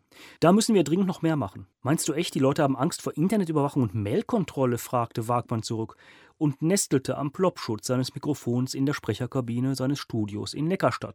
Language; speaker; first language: German; native; German